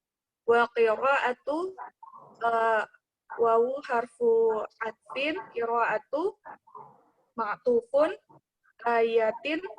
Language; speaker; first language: Arabic; non-native, learner; Indonesian